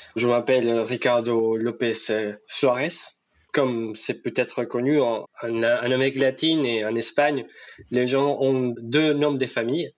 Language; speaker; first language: French; non-native, fluent; Spanish